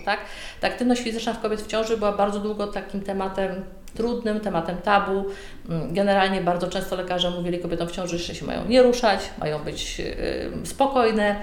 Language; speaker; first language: Polish; native; Polish